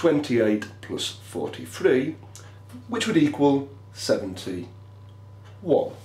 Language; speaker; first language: English; native; English